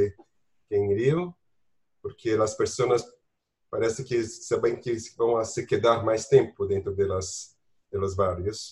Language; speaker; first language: Spanish; non-native, learner; Portuguese